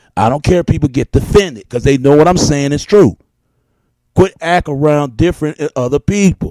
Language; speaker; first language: English; native; English